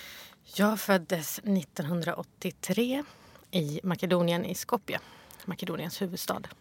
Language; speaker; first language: Swedish; early bilingual, other home language; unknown